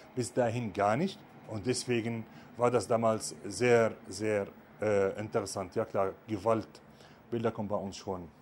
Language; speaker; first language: German; non-native, fluent; Arabic